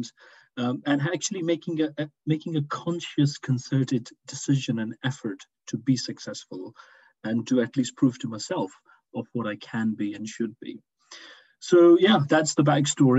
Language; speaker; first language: English; non-native, local second language; Urdu